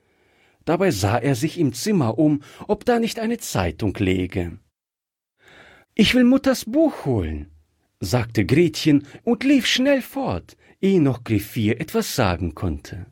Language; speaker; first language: German; native; German